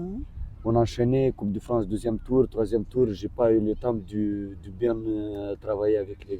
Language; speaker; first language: French; non-native, learner; Romanian